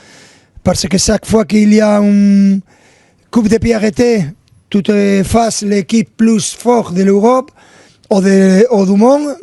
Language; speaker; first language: French; non-native, fluent; Spanish